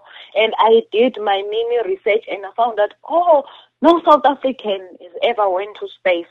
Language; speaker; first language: English; non-native, local second language; Zulu